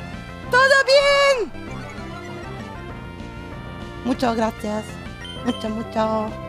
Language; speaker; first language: Spanish; non-native, learner; Italian